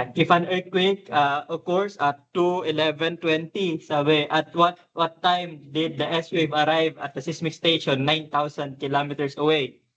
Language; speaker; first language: English; non-native, local second language; Filipino